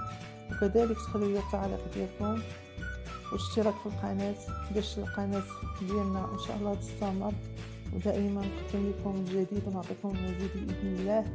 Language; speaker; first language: Arabic; native; Arabic